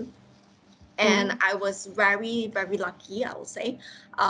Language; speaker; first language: English; non-native, local second language; Cantonese